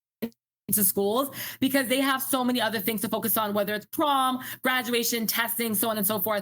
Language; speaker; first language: English; native; English